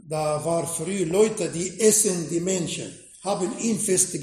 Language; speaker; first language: German; non-native, fluent; Arabic